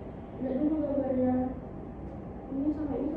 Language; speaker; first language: Indonesian; native; Indonesian